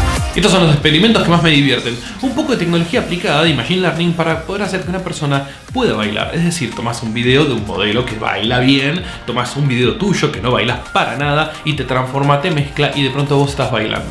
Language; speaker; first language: Spanish; native; Spanish